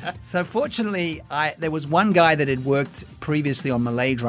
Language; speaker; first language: English; native; English